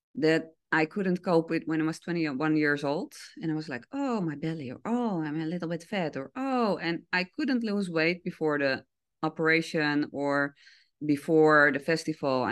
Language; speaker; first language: English; non-native, fluent; Dutch